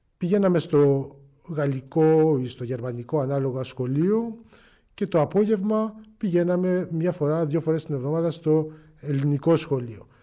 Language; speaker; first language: Greek; early bilingual, heritage; Greek